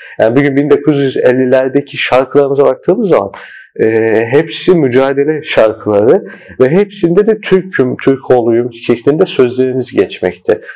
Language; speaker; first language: Turkish; early bilingual, heritage; Turkish